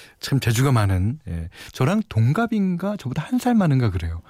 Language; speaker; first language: Korean; native; Korean